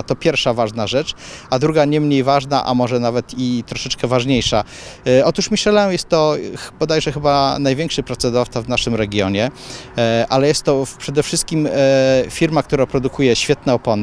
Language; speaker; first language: Polish; native; Polish